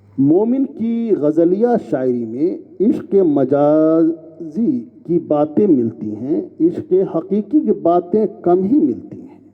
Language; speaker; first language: Urdu; native; Urdu